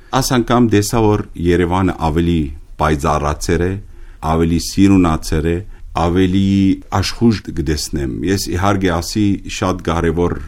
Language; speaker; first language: Armenian; early bilingual, heritage; Armenian